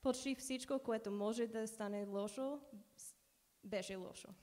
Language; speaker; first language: Bulgarian; non-native, learner; English